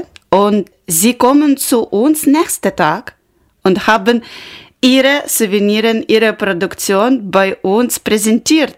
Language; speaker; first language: German; non-native, learner; Ukrainian